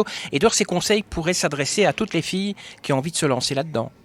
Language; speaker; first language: French; native; French